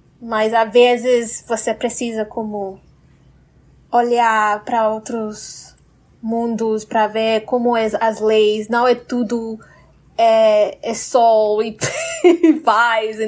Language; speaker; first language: Portuguese; non-native, fluent; English